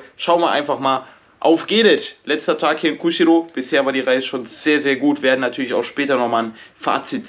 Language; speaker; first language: German; native; German